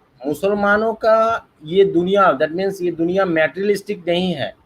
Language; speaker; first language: Hindi; non-native, learner; Bangla